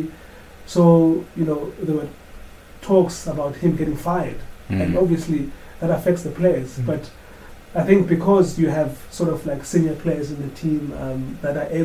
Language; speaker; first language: English; non-native, local second language; Xhosa